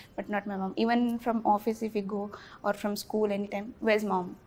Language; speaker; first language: English; non-native, local second language; Bhojpuri